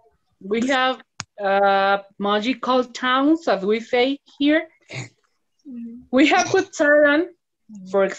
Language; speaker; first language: English; non-native, learner; Spanish